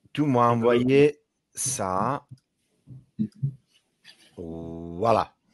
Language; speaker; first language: French; non-native, learner; Italian